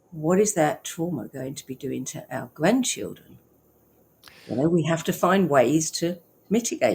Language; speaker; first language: English; native; English